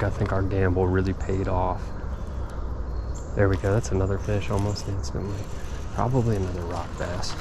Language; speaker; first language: English; native; English